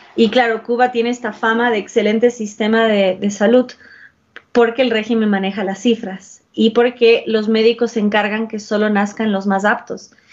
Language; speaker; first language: Spanish; early bilingual, heritage; English